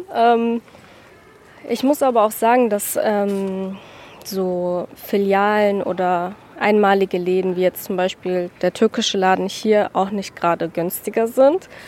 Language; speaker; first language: German; native; German